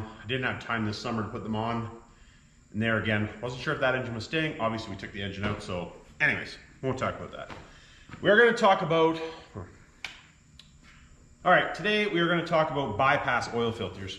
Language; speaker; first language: English; native; English